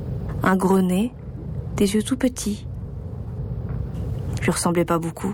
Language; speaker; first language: French; native; French